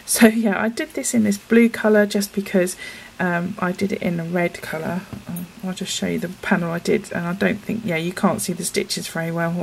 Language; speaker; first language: English; native; English